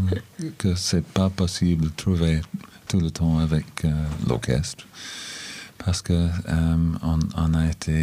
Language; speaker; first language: French; non-native, learner; English